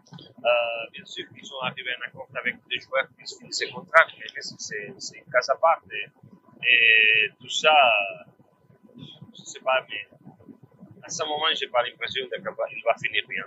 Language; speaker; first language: French; non-native, learner; Spanish